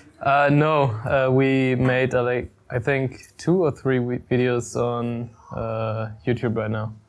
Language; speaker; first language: English; non-native, fluent; German